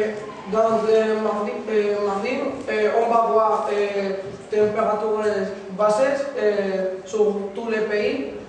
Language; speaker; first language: French; non-native, learner; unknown